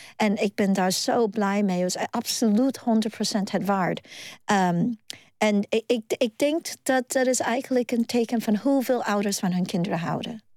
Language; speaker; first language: Dutch; non-native, fluent; Cantonese